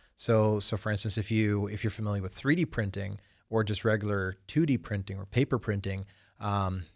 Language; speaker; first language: English; early bilingual, other home language; Swedish